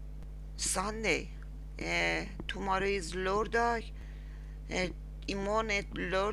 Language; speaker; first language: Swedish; non-native, learner; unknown